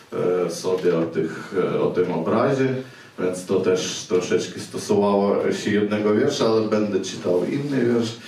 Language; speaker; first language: Polish; non-native, fluent; Ukrainian